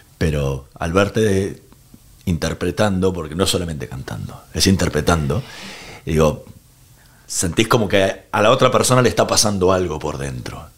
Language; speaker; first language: Spanish; native; Spanish